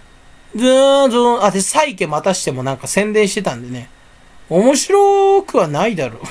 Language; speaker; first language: Japanese; native; Japanese